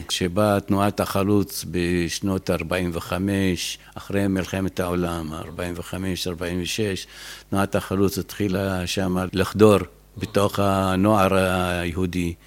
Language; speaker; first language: Hebrew; non-native, fluent; Arabic